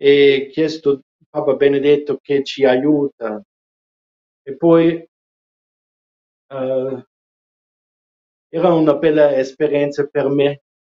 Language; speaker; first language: Italian; non-native, fluent; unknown